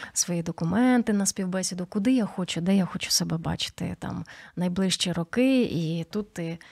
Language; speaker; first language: Ukrainian; native; Ukrainian